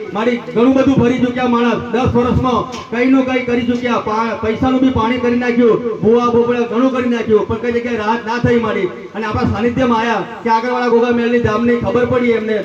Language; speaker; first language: Gujarati; native; Gujarati